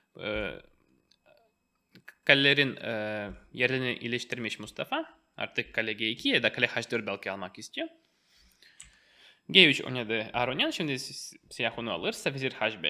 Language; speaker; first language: Turkish; non-native, fluent; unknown